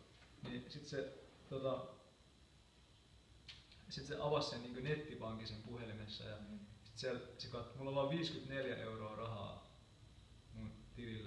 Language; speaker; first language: Finnish; native; Finnish